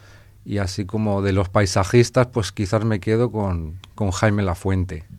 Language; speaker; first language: Spanish; native; Spanish